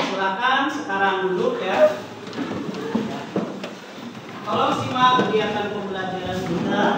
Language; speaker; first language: Indonesian; native; Indonesian